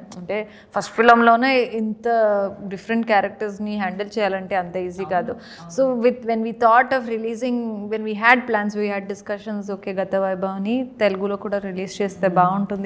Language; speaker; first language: Telugu; non-native, learner; Kannada